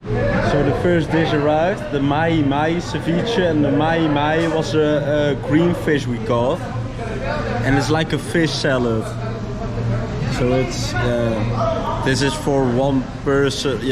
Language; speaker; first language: English; non-native, fluent; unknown